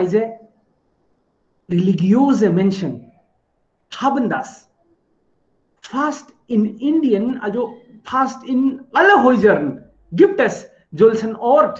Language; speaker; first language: German; non-native, fluent; Hindi